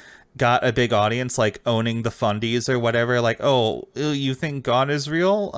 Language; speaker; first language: English; native; English